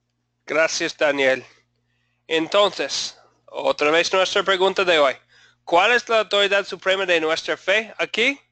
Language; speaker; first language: Spanish; non-native, fluent; English